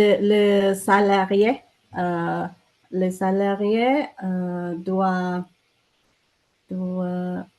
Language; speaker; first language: French; non-native, learner; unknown